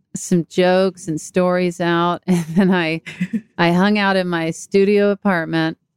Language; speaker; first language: English; native; English